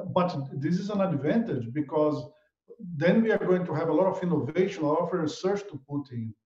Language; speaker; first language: English; non-native, fluent; Portuguese